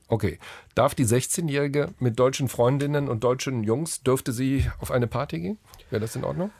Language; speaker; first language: German; native; German